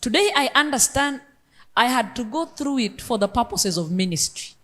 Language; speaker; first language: English; non-native, local second language; Luo (Kenya and Tanzania)